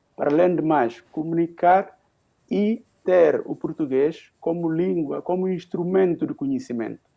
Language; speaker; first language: Portuguese; non-native, local second language; Upper Guinea Crioulo